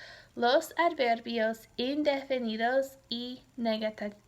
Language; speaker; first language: Spanish; non-native, learner; English